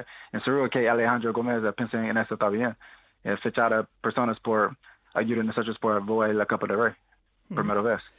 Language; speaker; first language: Spanish; non-native, learner; English